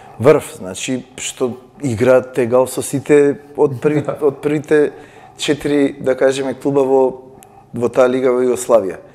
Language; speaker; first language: Macedonian; native; Macedonian